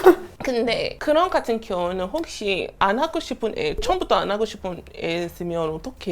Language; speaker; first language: Korean; non-native, fluent; English